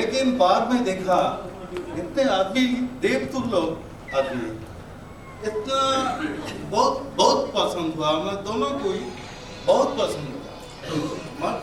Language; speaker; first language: Hindi; non-native, local second language; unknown